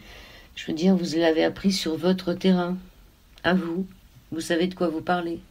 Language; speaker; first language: French; native; French